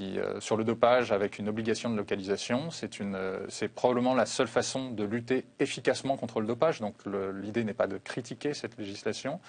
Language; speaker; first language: French; native; French